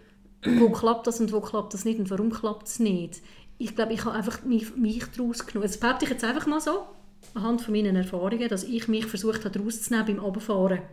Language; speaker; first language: German; native; German